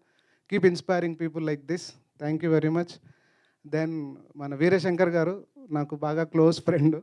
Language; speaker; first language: Telugu; native; Telugu